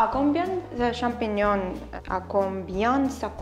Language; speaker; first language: French; non-native, learner; Estonian